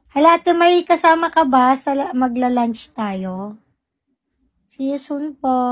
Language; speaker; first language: Filipino; non-native, local second language; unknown